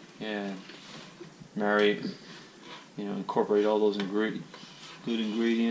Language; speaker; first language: English; native; English